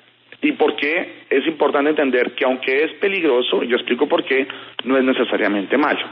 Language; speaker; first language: Spanish; native; Spanish